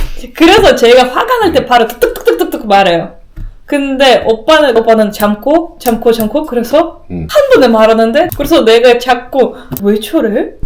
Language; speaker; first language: Korean; non-native, learner; Russian